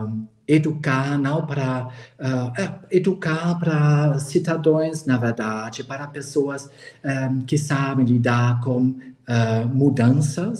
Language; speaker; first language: Portuguese; non-native, fluent; German